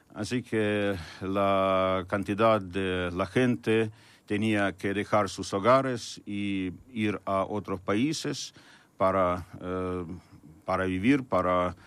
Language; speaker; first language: Spanish; non-native, fluent; Ukrainian